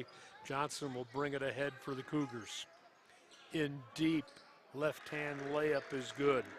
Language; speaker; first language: English; native; English